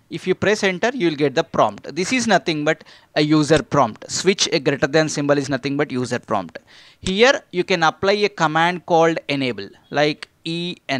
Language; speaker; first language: English; non-native, local second language; Telugu